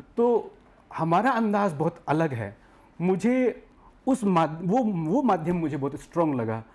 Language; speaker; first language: Hindi; non-native, local second language; Nyishi